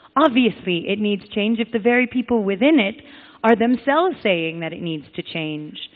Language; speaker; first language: English; native; English